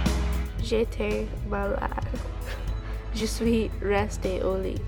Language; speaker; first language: French; non-native, learner; English